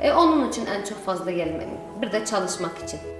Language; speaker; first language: Turkish; non-native, learner; Arabic